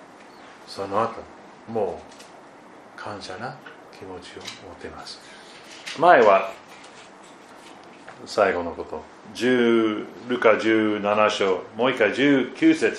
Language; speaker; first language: Japanese; non-native, fluent; German